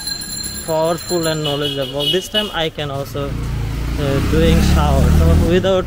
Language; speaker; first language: English; non-native, learner; Bangla